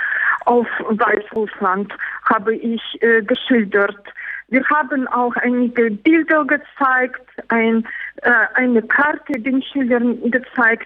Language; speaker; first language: German; non-native, fluent; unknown